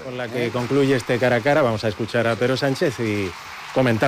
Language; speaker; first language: Spanish; native; Spanish